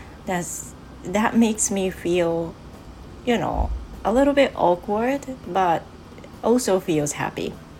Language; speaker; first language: English; non-native, fluent; Japanese